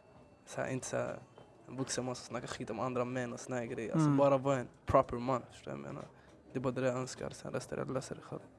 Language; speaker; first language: Swedish; early bilingual, other home language; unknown